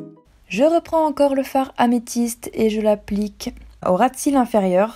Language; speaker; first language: French; native; French